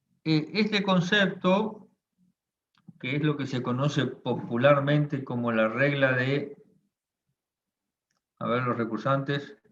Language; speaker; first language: Spanish; native; Spanish